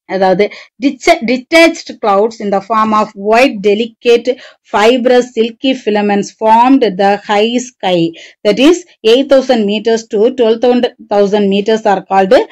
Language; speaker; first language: English; non-native, local second language; Tamil